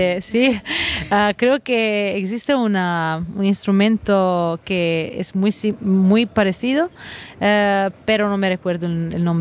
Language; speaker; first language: Spanish; non-native, fluent; Italian